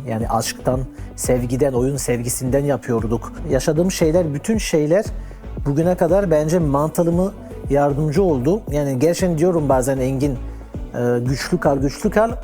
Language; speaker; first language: Turkish; early bilingual, heritage; Turkish